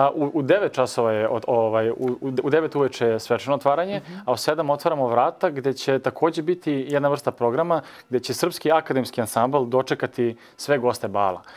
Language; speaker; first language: Bosnian; early bilingual, other home language; Serbian